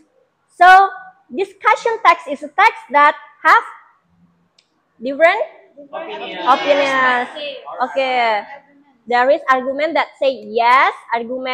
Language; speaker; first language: English; non-native, fluent; Indonesian